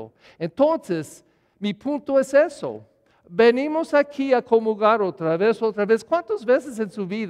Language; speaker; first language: Spanish; non-native, learner; English